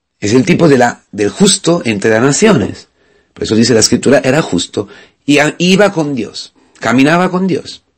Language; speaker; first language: Spanish; non-native, fluent; Italian